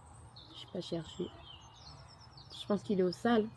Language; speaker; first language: French; native; French